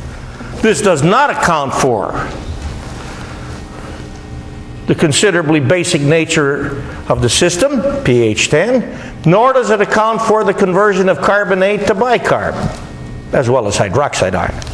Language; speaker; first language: English; native; English